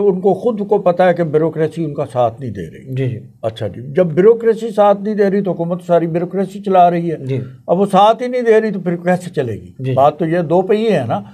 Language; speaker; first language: Urdu; non-native, local second language; Punjabi